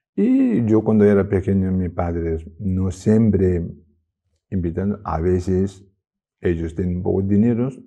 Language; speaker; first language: Spanish; non-native, fluent; Chinese